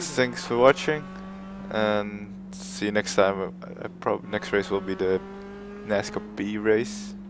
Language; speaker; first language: English; non-native, fluent; Dutch